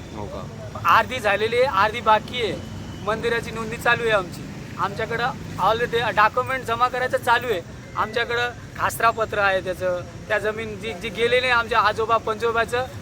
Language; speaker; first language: Marathi; non-native, local second language; Lambadi